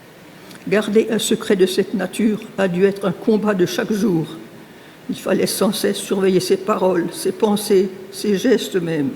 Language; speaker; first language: French; native; French